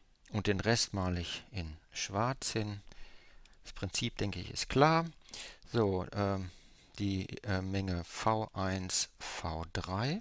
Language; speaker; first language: German; native; German